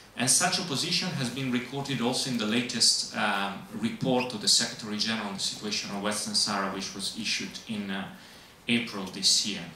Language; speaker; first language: English; non-native, fluent; Italian